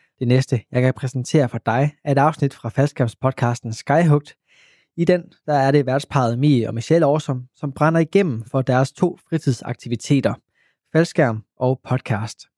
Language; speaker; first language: Danish; native; Danish